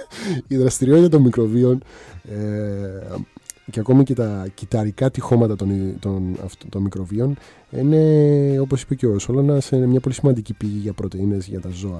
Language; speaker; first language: Greek; native; Greek